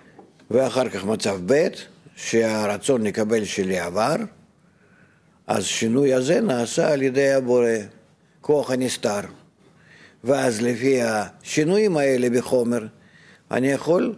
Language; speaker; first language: Hebrew; non-native, fluent; Russian